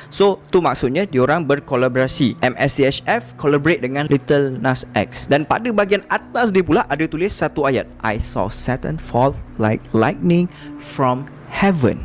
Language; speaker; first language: Malay; native; Malay